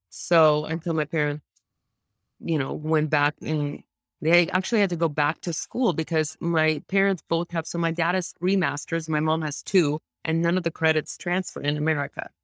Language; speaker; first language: English; early bilingual, other home language; Russian